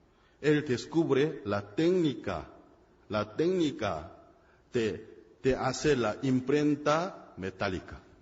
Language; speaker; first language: Spanish; non-native, fluent; Korean